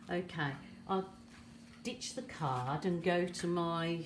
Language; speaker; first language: English; native; English